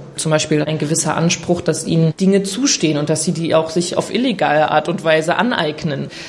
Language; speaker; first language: German; native; German